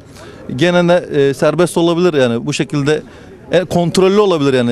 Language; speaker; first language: Turkish; native; Turkish